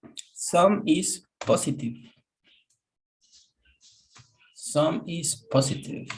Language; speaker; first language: English; non-native, fluent; Spanish